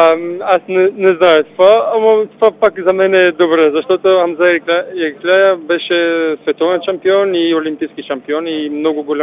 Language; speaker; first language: Bulgarian; non-native, learner; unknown